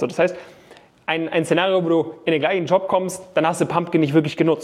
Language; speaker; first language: German; native; German